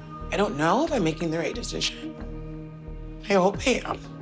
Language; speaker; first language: English; native; English